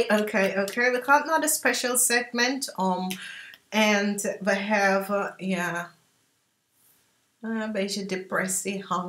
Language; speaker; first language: Dutch; early bilingual, heritage; English